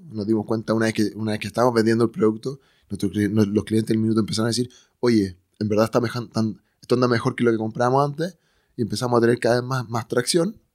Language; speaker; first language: Spanish; native; Spanish